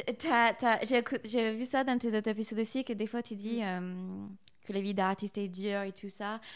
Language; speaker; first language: French; non-native, fluent; English